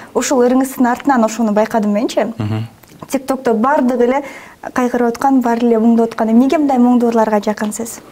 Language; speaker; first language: Kyrgyz; native; Kyrgyz